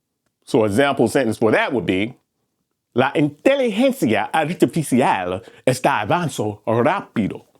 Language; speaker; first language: Spanish; non-native, learner; English